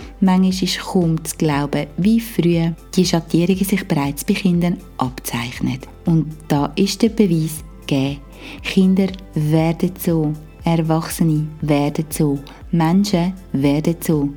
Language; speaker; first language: German; native; German